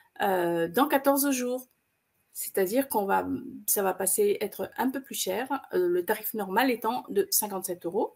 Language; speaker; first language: French; native; French